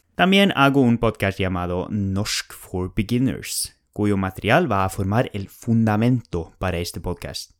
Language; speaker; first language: Spanish; non-native, fluent; Norwegian